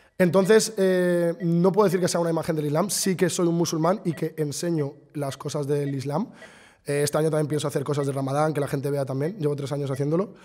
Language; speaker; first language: Spanish; early bilingual, other home language; Arabic